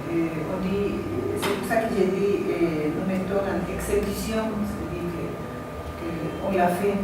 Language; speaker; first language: French; non-native, fluent; Spanish